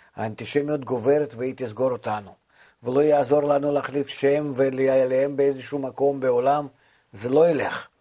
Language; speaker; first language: Hebrew; non-native, fluent; Russian